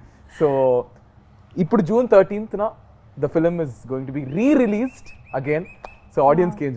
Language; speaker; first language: Telugu; native; Telugu